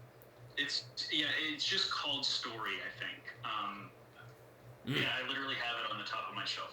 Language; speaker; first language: English; native; English